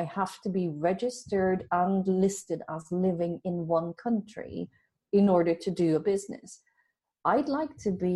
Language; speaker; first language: English; native; English